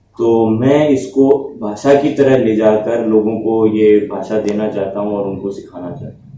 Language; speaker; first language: Hindi; native; Hindi